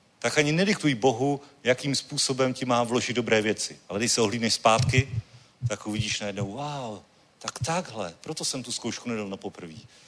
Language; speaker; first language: Czech; native; Czech